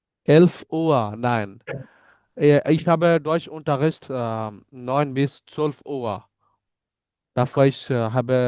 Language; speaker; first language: German; non-native, learner; Bangla